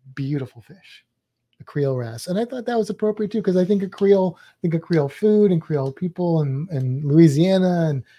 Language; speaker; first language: English; native; English